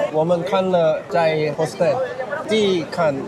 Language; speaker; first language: Chinese; non-native, learner; Korean